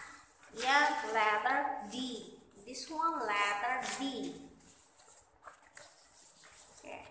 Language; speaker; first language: English; non-native, learner; Indonesian